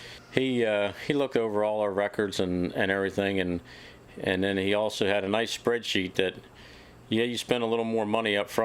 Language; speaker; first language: English; native; English